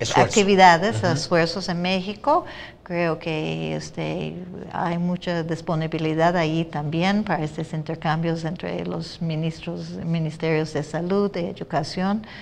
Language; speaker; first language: Spanish; non-native, fluent; English